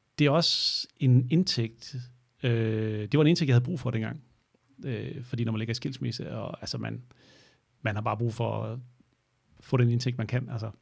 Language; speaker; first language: Danish; native; Danish